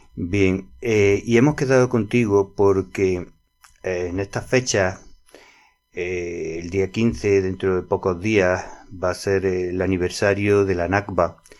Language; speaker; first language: Spanish; native; Spanish